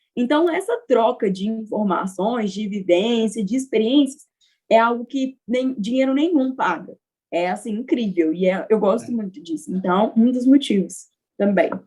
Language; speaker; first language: Portuguese; native; Portuguese